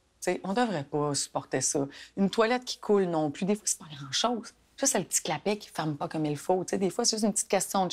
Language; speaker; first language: French; native; French